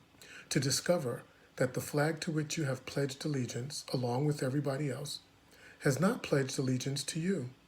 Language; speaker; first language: English; native; English